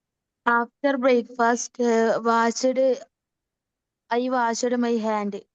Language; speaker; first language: English; non-native, learner; Malayalam